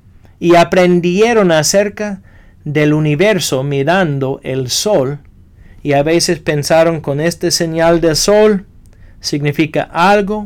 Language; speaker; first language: Spanish; non-native, fluent; English